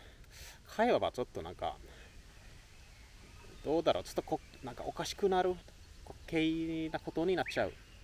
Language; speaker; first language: Japanese; non-native, learner; Finnish